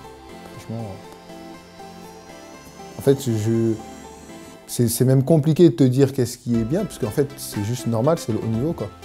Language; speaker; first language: French; native; French